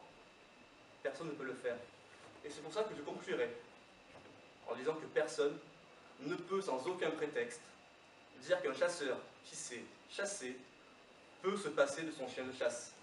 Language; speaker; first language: French; native; French